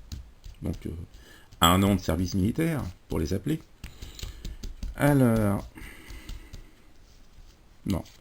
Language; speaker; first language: French; native; French